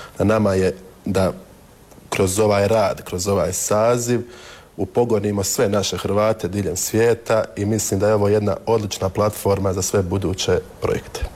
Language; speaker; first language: Croatian; native; Croatian